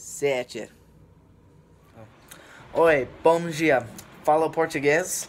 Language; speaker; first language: Portuguese; non-native, learner; English